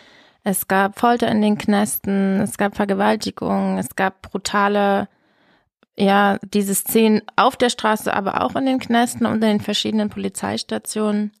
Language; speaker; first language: German; native; German